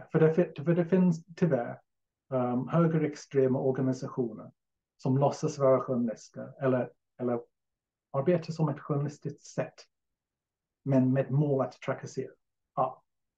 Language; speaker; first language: Swedish; non-native, fluent; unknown